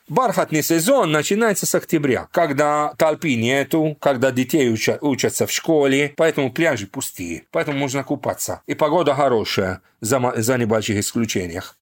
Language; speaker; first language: Russian; non-native, fluent; Maltese